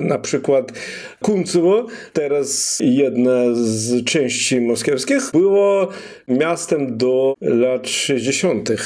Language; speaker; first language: Polish; non-native, fluent; Russian